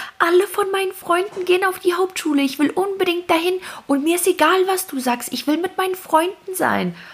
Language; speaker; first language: German; early bilingual, other home language; Russian